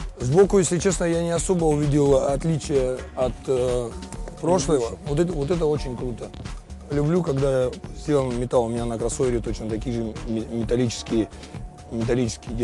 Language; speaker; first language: Russian; native; Russian